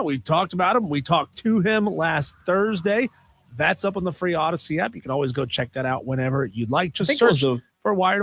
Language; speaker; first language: English; native; English